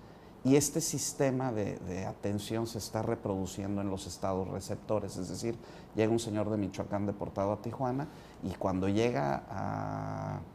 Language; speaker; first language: Spanish; native; Spanish